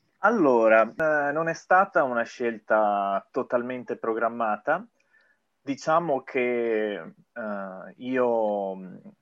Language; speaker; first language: Italian; native; Italian